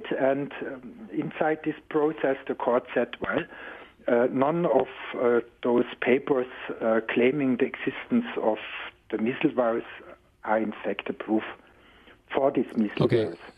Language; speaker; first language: English; non-native, fluent; German